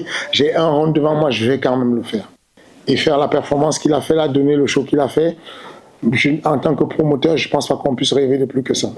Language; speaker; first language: French; native; French